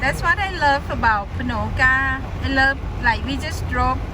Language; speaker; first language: English; non-native, learner; Thai